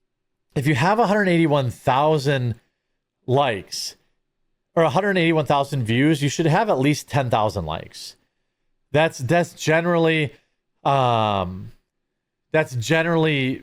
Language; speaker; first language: English; native; English